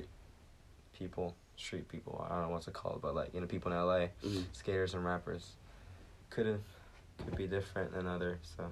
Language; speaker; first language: English; early bilingual, other home language; Japanese